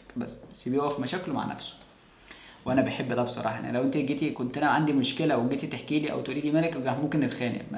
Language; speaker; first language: Arabic; native; Arabic